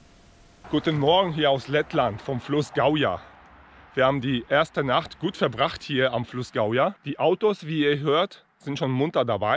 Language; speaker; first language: German; native; German